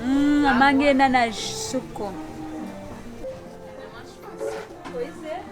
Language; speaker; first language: Portuguese; non-native, learner; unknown